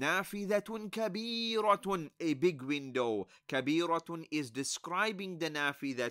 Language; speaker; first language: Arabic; non-native, fluent; English